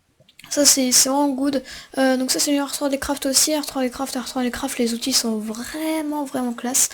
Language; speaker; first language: French; native; French